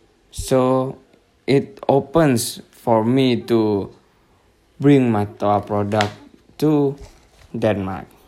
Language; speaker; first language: English; non-native, learner; Indonesian